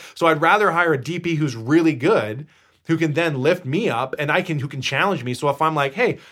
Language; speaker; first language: English; native; English